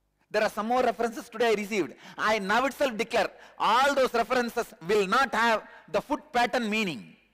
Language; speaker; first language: English; non-native, local second language; Tamil